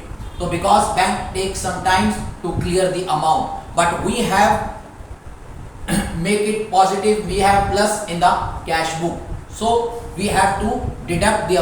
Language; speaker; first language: English; non-native, local second language; Hindi